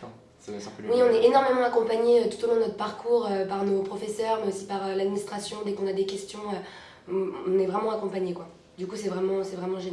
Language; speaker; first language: French; native; French